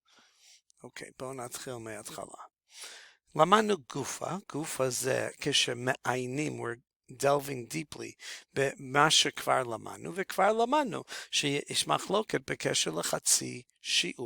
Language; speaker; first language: Hebrew; non-native, fluent; English